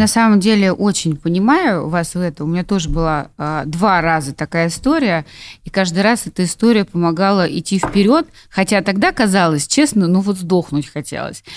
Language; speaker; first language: Russian; native; Russian